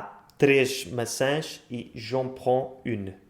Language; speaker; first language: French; non-native, fluent; Portuguese